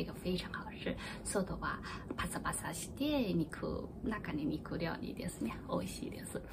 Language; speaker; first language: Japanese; non-native, fluent; Chinese